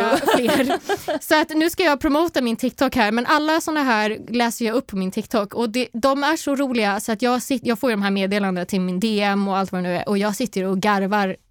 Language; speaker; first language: Swedish; native; Swedish